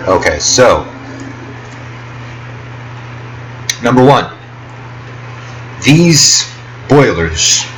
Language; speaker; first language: English; native; English